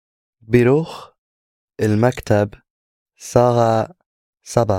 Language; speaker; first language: Arabic; non-native, learner; English